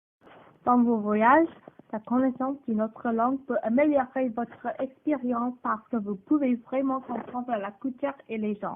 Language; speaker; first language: French; non-native, learner; English